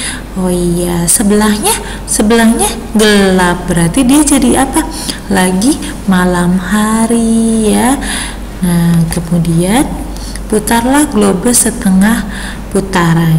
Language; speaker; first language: Indonesian; native; Indonesian